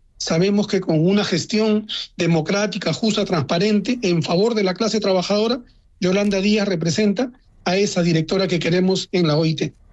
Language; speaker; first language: Spanish; native; Spanish